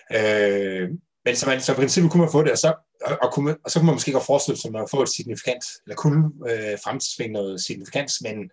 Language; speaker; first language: Danish; native; Danish